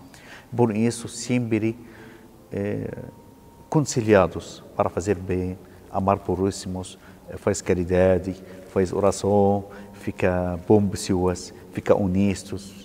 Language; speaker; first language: Portuguese; non-native, learner; Arabic